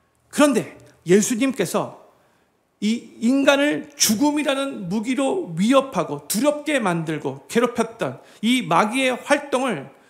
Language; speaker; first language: Korean; native; Korean